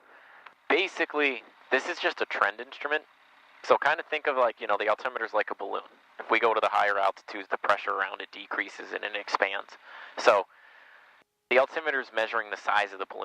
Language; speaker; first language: English; native; English